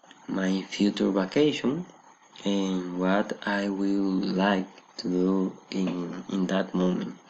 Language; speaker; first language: English; non-native, learner; Spanish